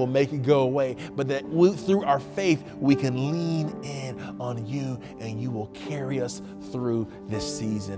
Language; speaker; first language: English; native; English